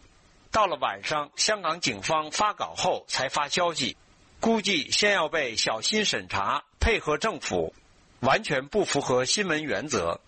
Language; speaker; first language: Chinese; native; Chinese